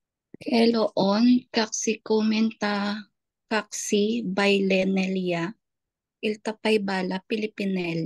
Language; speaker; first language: Finnish; non-native, learner; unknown